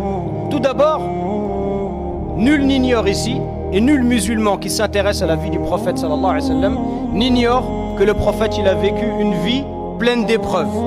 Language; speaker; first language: French; native; French